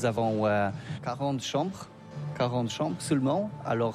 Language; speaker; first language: French; non-native, learner; Polish